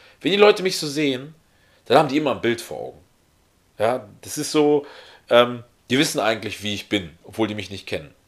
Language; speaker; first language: German; early bilingual, other home language; Russian